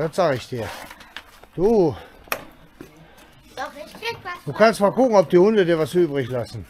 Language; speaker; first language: German; native; German